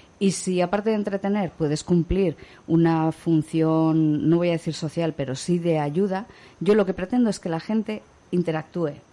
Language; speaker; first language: Spanish; native; Spanish